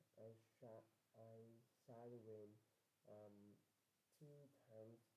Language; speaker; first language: English; non-native, learner; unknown